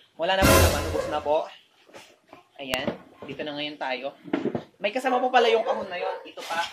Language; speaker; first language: Filipino; native; Filipino